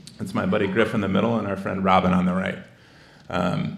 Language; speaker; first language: English; native; English